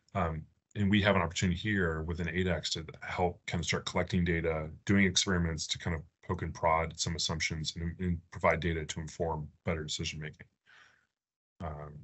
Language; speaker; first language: English; native; English